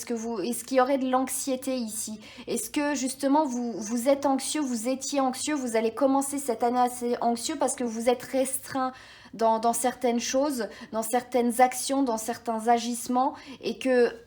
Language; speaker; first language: French; native; French